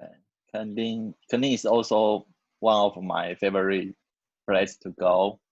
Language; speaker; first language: English; non-native, learner; Chinese